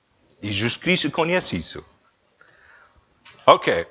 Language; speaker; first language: Portuguese; non-native, learner; English